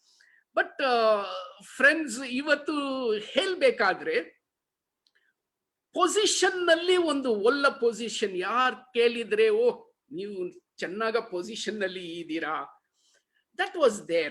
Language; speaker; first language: Kannada; non-native, learner; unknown